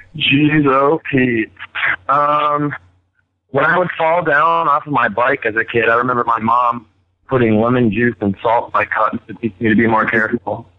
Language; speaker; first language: English; native; English